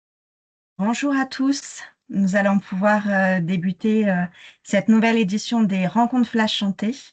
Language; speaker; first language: French; native; French